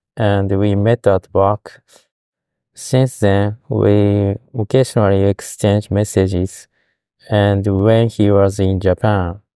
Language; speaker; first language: English; non-native, fluent; Japanese